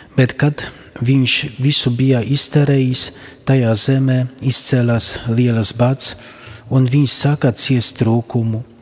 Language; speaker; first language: Latvian; non-native, fluent; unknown